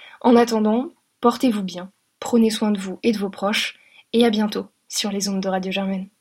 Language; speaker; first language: French; native; French